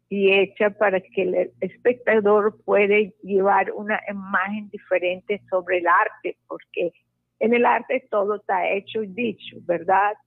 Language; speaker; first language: Spanish; non-native, fluent; Arabic